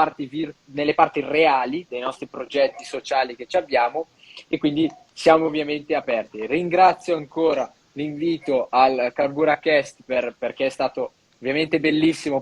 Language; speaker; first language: Italian; non-native, fluent; Portuguese